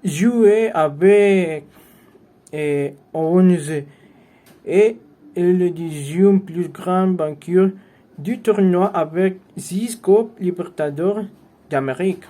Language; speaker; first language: French; non-native, learner; Spanish